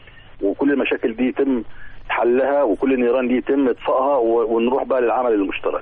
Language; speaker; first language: Arabic; native; Arabic